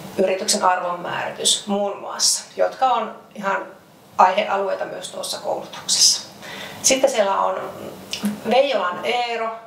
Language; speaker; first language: Finnish; native; Finnish